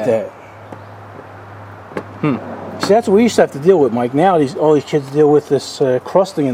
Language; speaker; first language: English; native; English